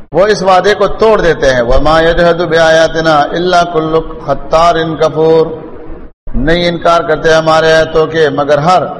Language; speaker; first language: Urdu; non-native, local second language; Pashto